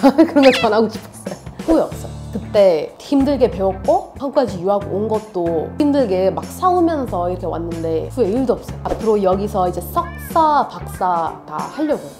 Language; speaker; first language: Korean; non-native, fluent; Hindi